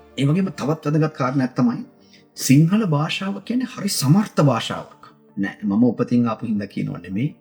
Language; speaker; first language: Sinhala; native; Sinhala